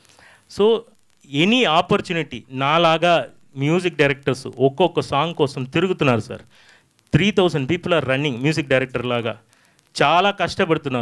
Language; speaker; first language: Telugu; non-native, fluent; Tamil